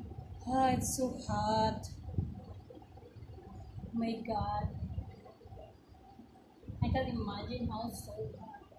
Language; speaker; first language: English; non-native, learner; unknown